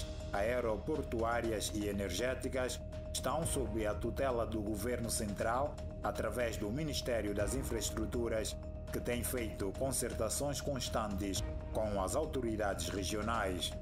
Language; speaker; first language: Portuguese; native; Portuguese